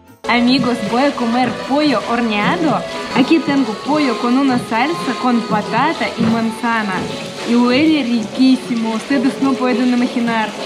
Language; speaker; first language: Spanish; non-native, fluent; Russian